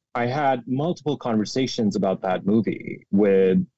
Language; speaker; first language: English; non-native, local second language; Urdu